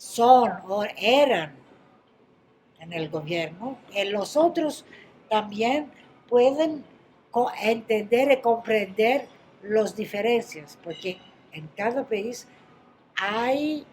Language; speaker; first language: Spanish; non-native, fluent; Greek